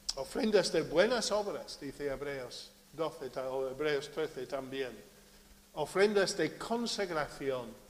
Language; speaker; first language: Spanish; non-native, fluent; English